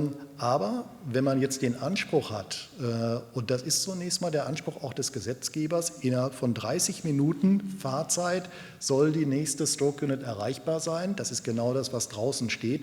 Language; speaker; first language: German; native; German